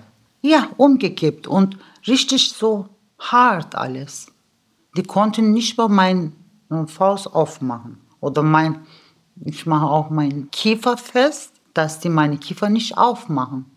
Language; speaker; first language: German; early bilingual, other home language; Turkish